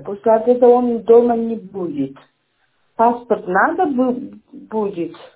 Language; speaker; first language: Russian; non-native, learner; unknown